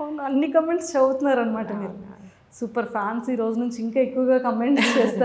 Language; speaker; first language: Telugu; native; Telugu